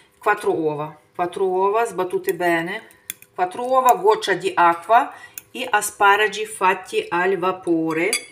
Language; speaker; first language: Italian; non-native, learner; Ukrainian